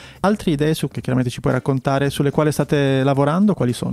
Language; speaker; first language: Italian; native; Italian